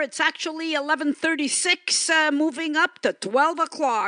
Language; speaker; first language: English; early bilingual, other home language; Greek